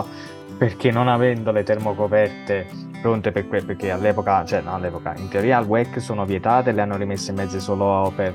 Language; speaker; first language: Italian; native; Italian